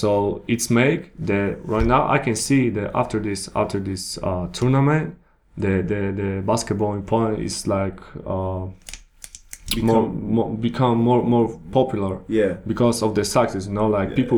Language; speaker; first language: English; non-native, learner; Polish